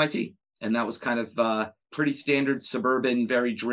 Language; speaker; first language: English; native; English